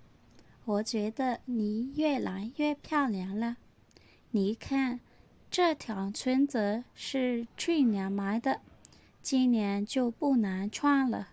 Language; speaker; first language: Chinese; non-native, learner; Burmese